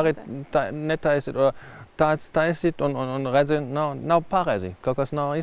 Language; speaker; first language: Latvian; non-native, learner; German